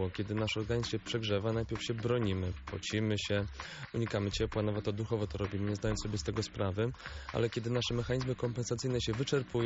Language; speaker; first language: Polish; native; Polish